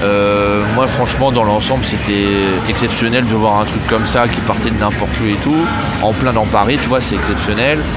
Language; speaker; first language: French; native; French